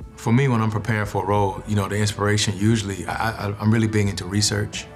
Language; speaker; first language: English; native; English